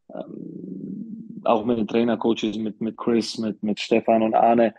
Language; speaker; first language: German; non-native, fluent; Slovak